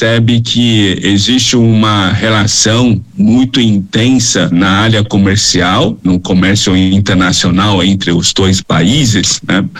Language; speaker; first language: Portuguese; non-native, fluent; Chinese